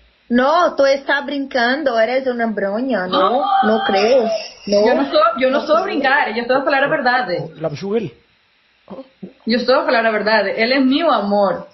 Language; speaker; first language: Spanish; non-native, learner; Portuguese